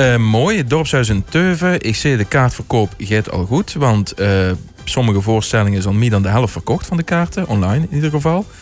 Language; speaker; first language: Dutch; native; Dutch